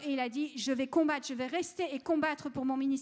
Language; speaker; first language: French; native; French